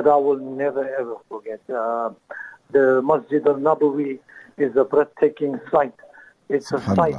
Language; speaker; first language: English; native; English